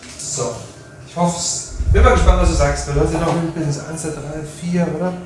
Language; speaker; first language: German; native; German